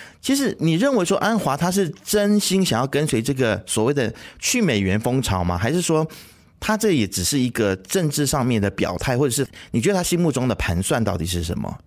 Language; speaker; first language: Chinese; native; Chinese